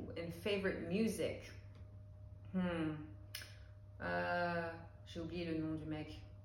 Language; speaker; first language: French; early bilingual, heritage; French